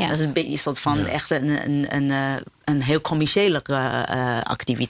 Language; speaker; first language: Dutch; non-native, fluent; Chinese